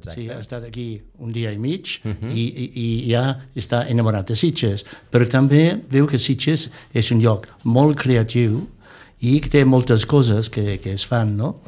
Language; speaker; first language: Catalan; non-native, fluent; English